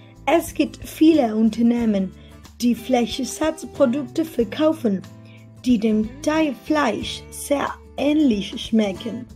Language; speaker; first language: German; non-native, learner; Spanish